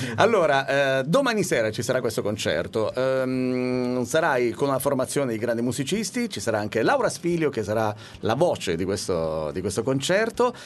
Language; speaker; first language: Italian; native; Italian